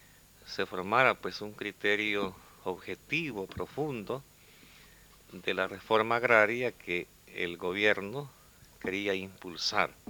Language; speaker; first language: Spanish; native; Spanish